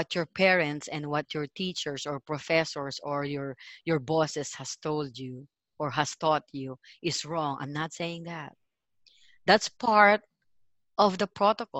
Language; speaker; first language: English; non-native, local second language; Filipino